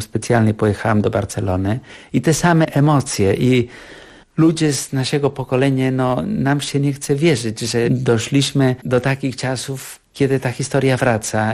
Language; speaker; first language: Polish; non-native, fluent; Catalan